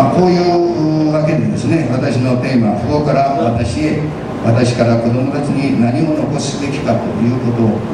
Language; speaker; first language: Japanese; early bilingual, heritage; Japanese